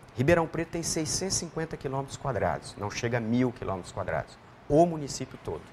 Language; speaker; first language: Portuguese; native; Portuguese